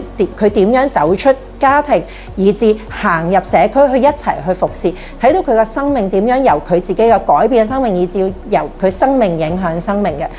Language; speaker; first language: Cantonese; native; Cantonese